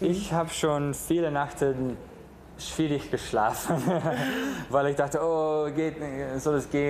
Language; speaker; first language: German; non-native, fluent; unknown